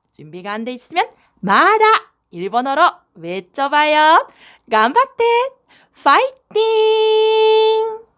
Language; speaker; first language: Korean; non-native, fluent; Japanese